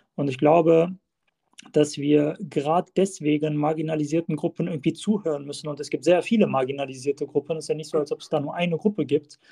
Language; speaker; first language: German; early bilingual, other home language; Turkish